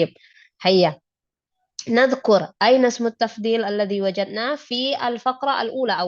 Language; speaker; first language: Arabic; non-native, fluent; Indonesian